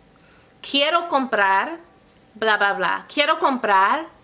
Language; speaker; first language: Spanish; non-native, learner; English